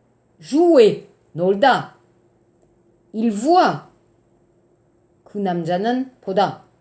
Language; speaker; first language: Korean; non-native, fluent; French